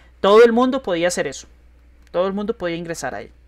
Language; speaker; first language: Spanish; native; Spanish